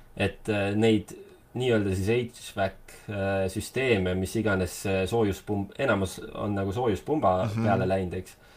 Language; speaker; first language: Estonian; native; Estonian